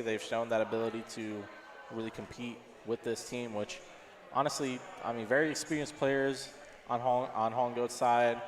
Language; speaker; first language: English; native; English